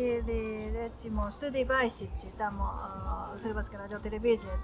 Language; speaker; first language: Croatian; non-native, learner; Japanese